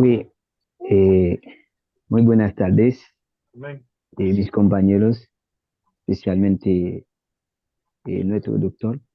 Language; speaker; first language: Spanish; non-native, learner; Haitian Creole